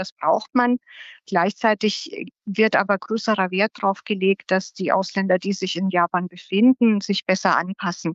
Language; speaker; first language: German; native; German